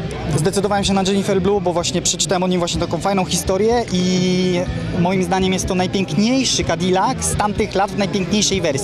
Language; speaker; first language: Polish; native; Polish